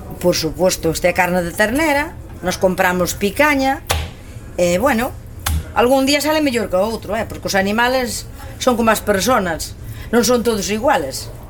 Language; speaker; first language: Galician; native; Galician